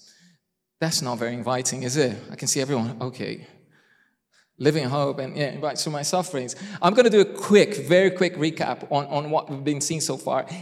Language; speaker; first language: English; non-native, fluent; Portuguese